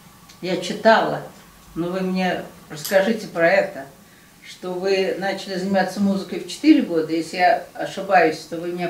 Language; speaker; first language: Russian; native; Russian